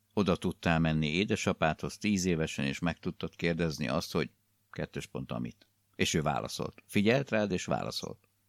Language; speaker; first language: Hungarian; native; Hungarian